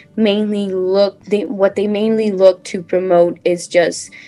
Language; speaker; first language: English; non-native, fluent; Portuguese